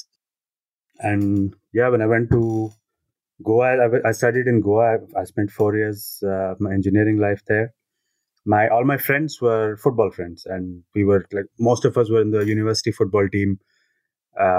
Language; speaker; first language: English; non-native, local second language; Telugu